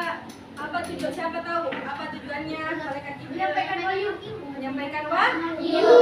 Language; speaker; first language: Indonesian; native; Indonesian